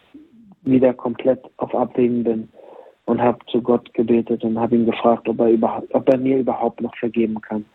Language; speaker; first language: German; native; German